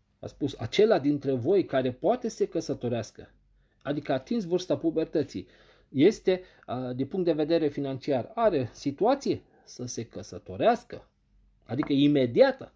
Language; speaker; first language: Romanian; non-native, fluent; Arabic